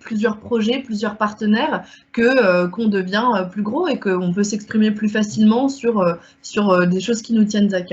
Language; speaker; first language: French; native; French